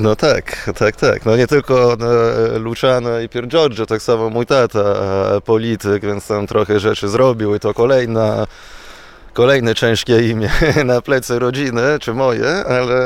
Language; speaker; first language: Polish; non-native, fluent; Italian